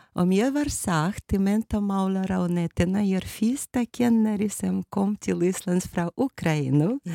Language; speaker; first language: Icelandic; non-native, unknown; Ukrainian